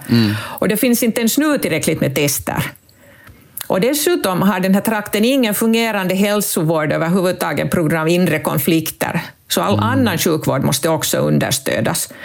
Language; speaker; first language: Swedish; non-native, local second language; Finnish